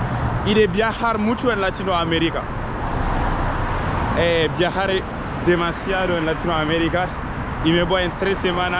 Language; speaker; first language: Spanish; non-native, learner; French